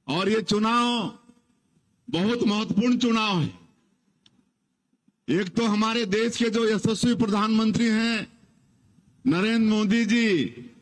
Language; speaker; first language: Hindi; native; Hindi